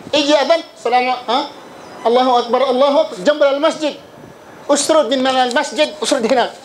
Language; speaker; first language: Arabic; non-native, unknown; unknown